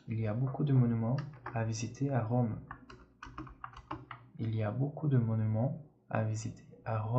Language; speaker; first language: French; non-native, fluent; Portuguese